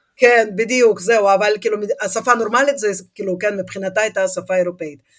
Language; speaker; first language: Hebrew; non-native, fluent; Russian